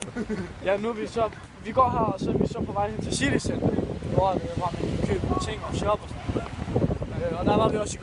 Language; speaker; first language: Danish; native; Danish